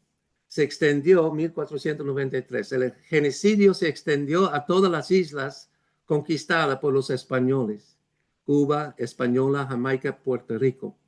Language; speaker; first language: Spanish; non-native, fluent; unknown